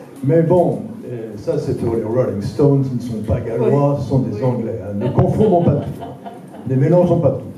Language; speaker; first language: French; native; French